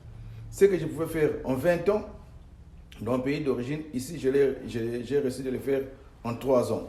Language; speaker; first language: French; non-native, local second language; Lingala